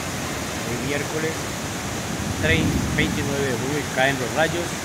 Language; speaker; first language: Spanish; native; Spanish